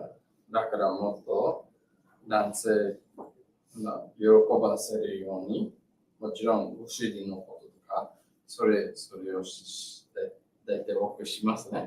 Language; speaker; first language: Japanese; non-native, learner; English